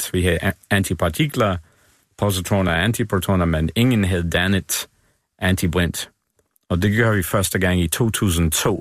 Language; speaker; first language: Danish; non-native, fluent; English